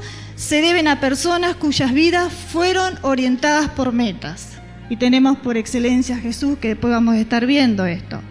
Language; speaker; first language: Spanish; native; Spanish